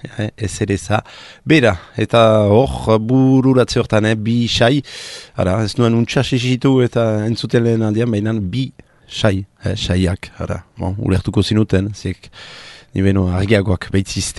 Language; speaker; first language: Basque; native; Basque